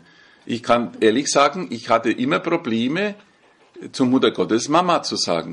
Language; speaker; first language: German; native; German